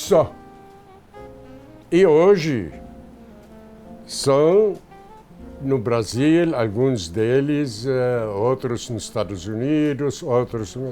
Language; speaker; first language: Portuguese; non-native, fluent; Arabic